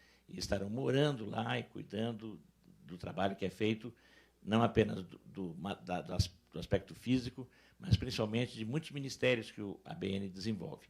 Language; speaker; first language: Portuguese; native; Portuguese